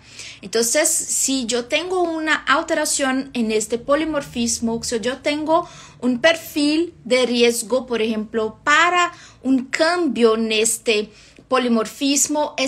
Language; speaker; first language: Spanish; non-native, fluent; Portuguese